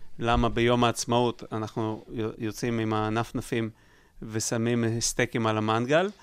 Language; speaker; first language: Hebrew; early bilingual, other home language; Russian